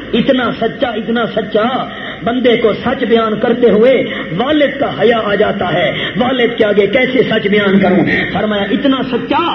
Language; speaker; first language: Urdu; non-native, local second language; Punjabi